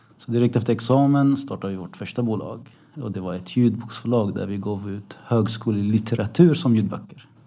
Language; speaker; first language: Swedish; early bilingual, other home language; Arabic